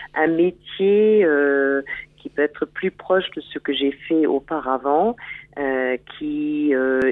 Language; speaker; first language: French; non-native, fluent; German